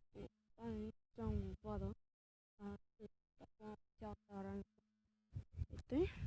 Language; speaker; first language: Bulgarian; native; Bulgarian